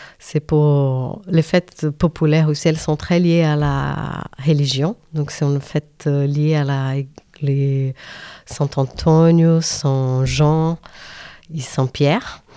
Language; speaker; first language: French; non-native, fluent; Portuguese